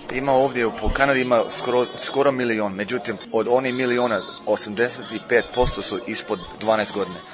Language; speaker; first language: Croatian; early bilingual, heritage; Croatian